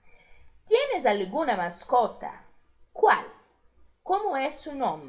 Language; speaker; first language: Spanish; non-native, fluent; Portuguese